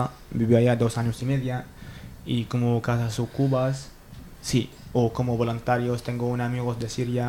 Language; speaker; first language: Spanish; non-native, learner; Arabic